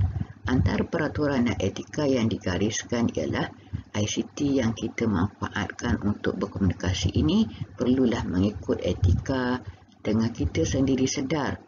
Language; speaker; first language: Malay; native; Malay